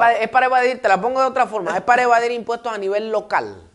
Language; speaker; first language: Spanish; native; Spanish